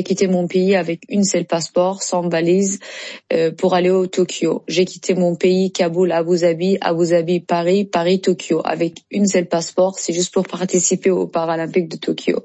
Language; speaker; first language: French; non-native, learner; Persian